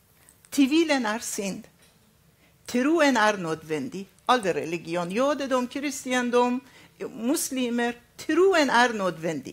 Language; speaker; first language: Norwegian; non-native, fluent; Arabic